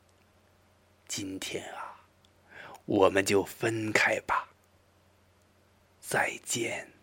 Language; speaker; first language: Chinese; native; Chinese